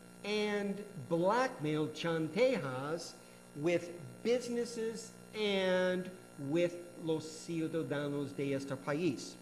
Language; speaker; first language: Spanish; non-native, learner; English